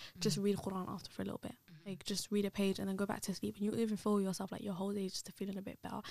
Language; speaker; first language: English; early bilingual, other home language; Somali